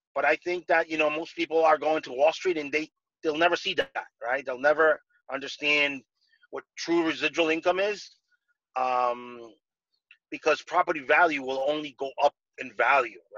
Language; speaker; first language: English; non-native, fluent; Spanish